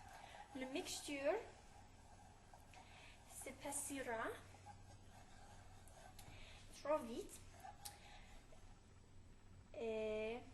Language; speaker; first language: French; non-native, learner; English